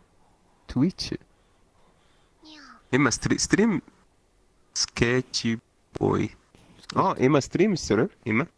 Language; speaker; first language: Japanese; non-native, learner; Arabic